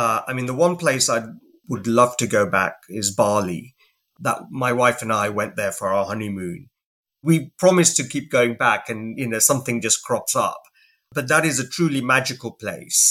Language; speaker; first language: English; native; English